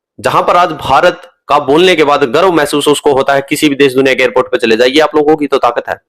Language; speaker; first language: Hindi; native; Hindi